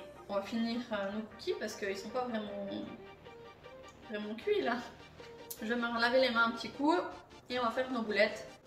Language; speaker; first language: French; native; French